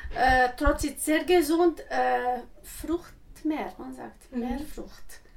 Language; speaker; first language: German; non-native, learner; Arabic